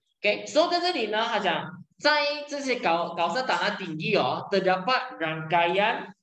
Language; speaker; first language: Chinese; native; Chinese